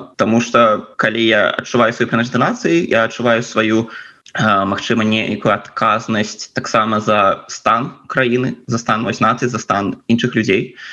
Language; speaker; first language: Belarusian; non-native, local second language; Russian